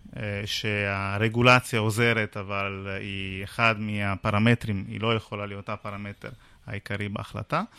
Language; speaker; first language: Hebrew; non-native, fluent; Italian